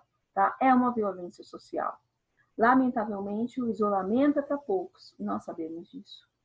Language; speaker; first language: Portuguese; native; Portuguese